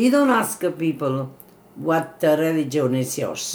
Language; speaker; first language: English; non-native, fluent; Italian